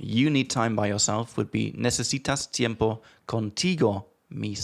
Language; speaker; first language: Spanish; non-native, learner; English